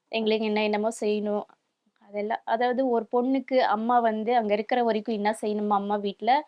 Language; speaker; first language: Tamil; non-native, local second language; Kannada